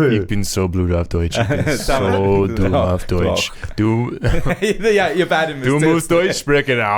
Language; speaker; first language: German; non-native, learner; English